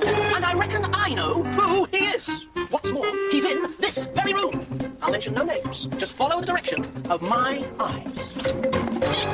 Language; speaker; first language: English; native; English